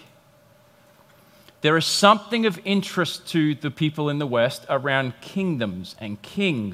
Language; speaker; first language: English; native; English